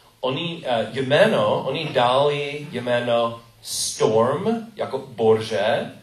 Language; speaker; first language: Czech; non-native, learner; English